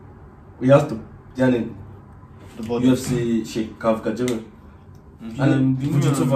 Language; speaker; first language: Turkish; non-native, learner; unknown